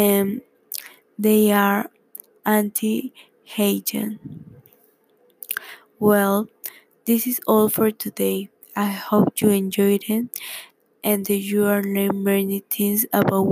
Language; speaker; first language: English; non-native, learner; Spanish